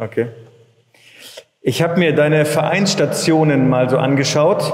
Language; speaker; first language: German; native; German